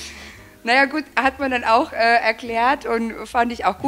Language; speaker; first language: German; native; German